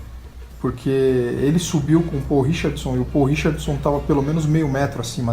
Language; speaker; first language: Portuguese; native; Portuguese